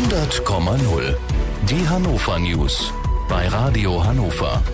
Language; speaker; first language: German; native; German